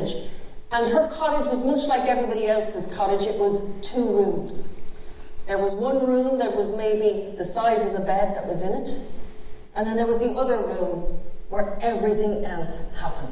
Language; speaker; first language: English; native; English